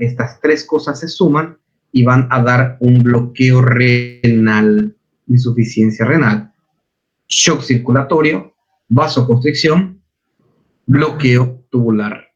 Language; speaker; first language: Spanish; native; Spanish